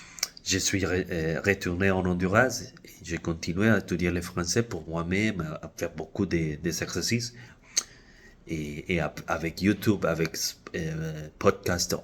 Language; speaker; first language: French; non-native, fluent; Spanish